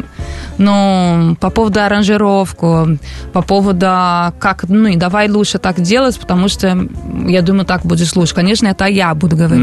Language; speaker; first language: Russian; non-native, learner; Portuguese